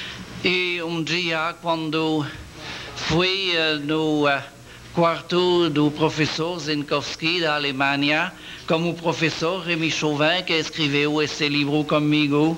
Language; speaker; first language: Portuguese; non-native, learner; French